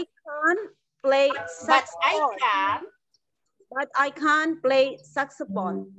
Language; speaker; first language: English; non-native, learner; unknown